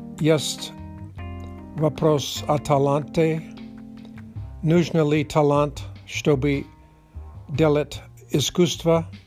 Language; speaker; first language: Russian; non-native, learner; English